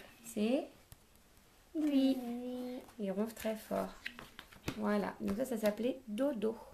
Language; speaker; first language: French; native; French